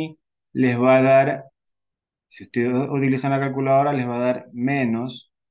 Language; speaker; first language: Spanish; native; Spanish